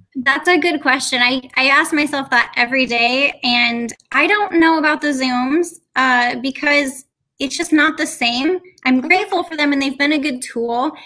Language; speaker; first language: English; native; English